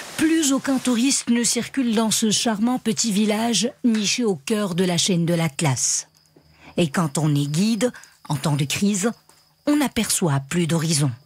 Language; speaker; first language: French; non-native, local second language; Arabic